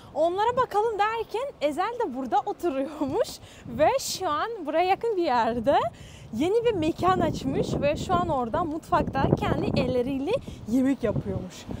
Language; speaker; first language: Turkish; non-native, fluent; Russian